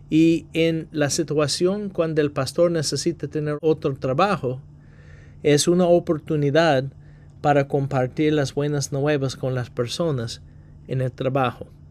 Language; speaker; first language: Spanish; non-native, fluent; English